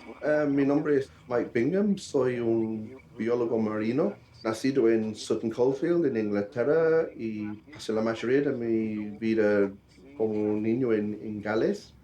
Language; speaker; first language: Spanish; non-native, fluent; English